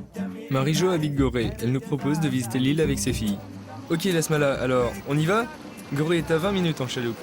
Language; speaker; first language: French; native; French